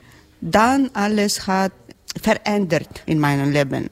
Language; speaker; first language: German; non-native, learner; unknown